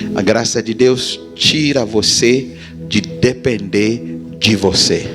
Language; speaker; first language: Portuguese; non-native, fluent; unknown